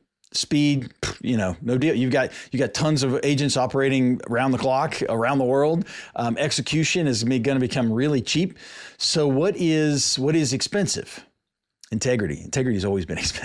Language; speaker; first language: English; native; English